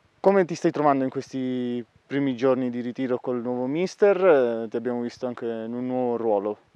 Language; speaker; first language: Italian; native; Italian